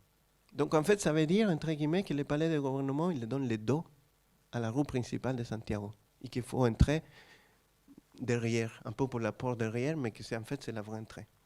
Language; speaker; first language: French; non-native, fluent; Spanish